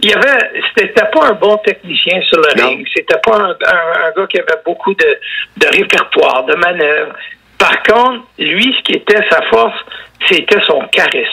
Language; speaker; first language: French; native; French